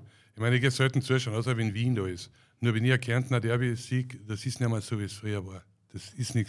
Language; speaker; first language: German; native; German